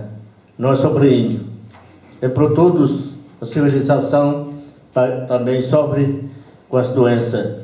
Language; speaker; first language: Portuguese; non-native, local second language; Yanomámi